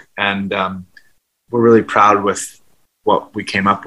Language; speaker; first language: English; native; English